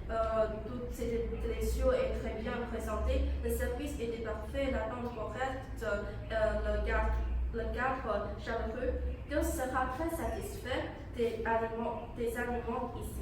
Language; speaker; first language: French; non-native, learner; Chinese